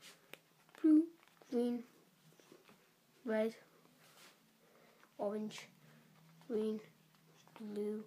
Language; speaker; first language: English; native; English